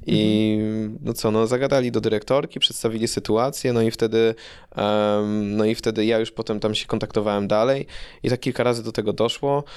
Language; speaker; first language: Polish; early bilingual, heritage; Polish